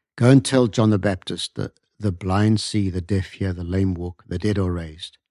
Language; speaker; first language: English; native; English